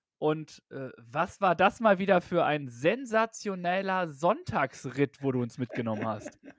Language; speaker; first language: German; native; German